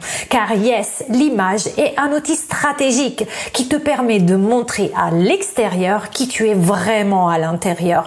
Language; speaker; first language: French; non-native, fluent; Italian